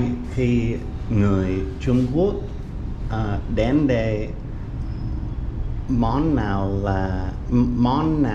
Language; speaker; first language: Vietnamese; non-native, learner; English